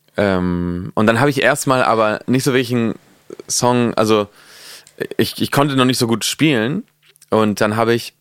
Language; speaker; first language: German; non-native, fluent; Spanish